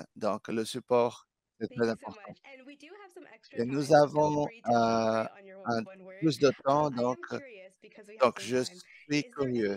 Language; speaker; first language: French; non-native, fluent; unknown